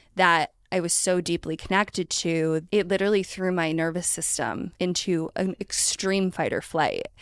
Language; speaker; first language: English; native; English